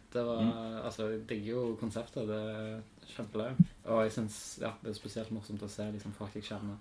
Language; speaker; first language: Norwegian; native; Norwegian